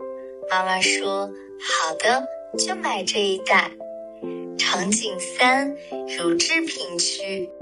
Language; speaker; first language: Chinese; native; Chinese